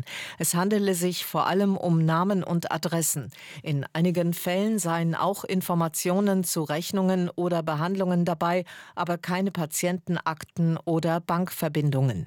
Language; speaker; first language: German; native; German